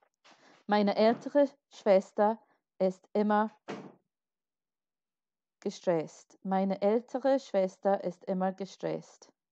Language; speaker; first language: German; non-native, fluent; English